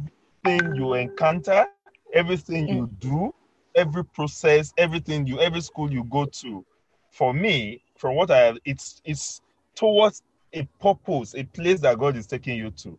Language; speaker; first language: English; non-native, local second language; Yoruba